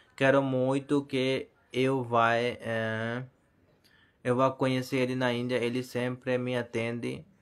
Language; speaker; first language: Portuguese; non-native, learner; Hindi